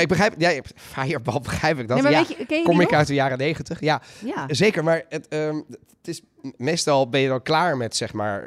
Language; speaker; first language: Dutch; native; Dutch